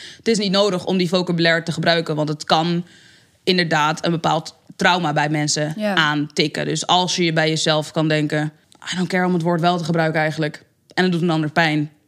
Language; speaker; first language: Dutch; native; Dutch